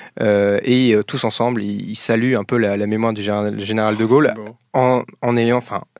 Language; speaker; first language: French; native; French